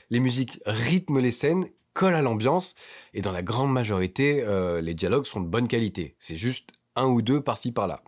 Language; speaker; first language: French; native; French